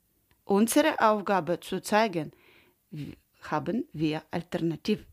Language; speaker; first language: German; non-native, learner; Ukrainian